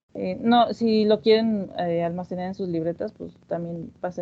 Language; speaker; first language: Spanish; native; Spanish